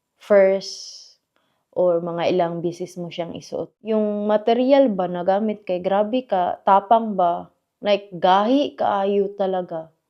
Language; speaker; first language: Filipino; non-native, local second language; Cebuano